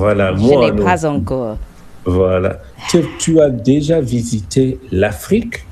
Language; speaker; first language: French; non-native, fluent; English